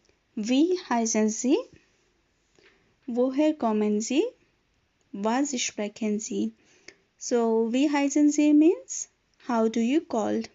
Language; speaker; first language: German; non-native, fluent; Hindi